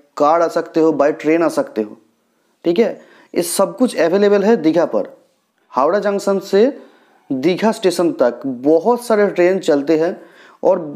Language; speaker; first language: Hindi; non-native, local second language; Bangla